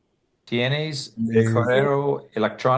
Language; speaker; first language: Spanish; non-native, learner; English